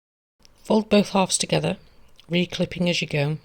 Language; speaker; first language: English; native; English